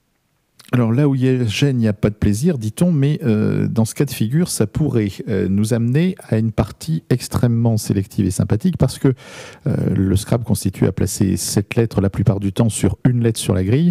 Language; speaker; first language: French; native; French